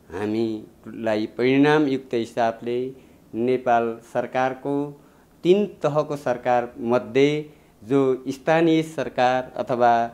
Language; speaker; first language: Nepali; native; Nepali